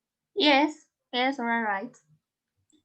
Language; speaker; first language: English; non-native, learner; Spanish